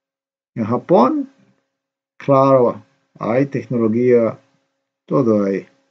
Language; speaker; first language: Spanish; non-native, learner; Slovenian